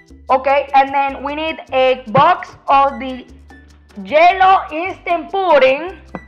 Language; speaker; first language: English; early bilingual, other home language; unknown